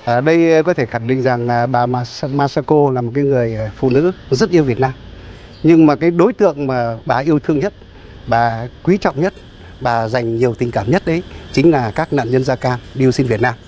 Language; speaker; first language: Vietnamese; native; Vietnamese